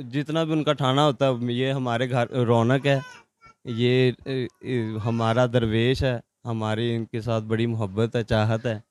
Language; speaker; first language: Urdu; non-native, local second language; Punjabi